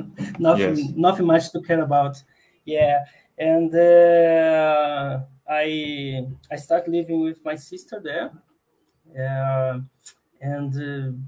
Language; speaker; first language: English; non-native, learner; Portuguese